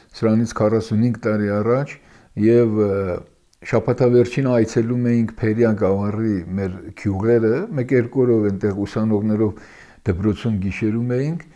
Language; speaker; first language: Armenian; early bilingual, heritage; Armenian